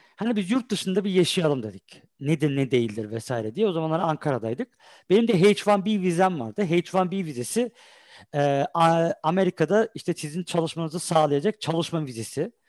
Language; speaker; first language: Turkish; early bilingual, heritage; Turkish